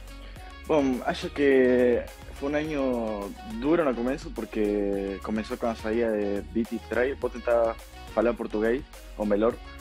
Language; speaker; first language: Portuguese; non-native, fluent; Spanish